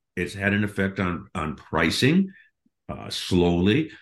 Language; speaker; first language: English; native; English